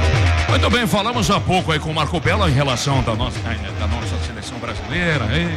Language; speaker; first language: Portuguese; native; Portuguese